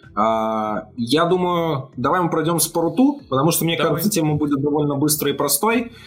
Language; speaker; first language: Russian; native; Russian